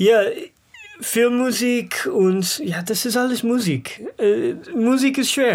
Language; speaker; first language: German; non-native, learner; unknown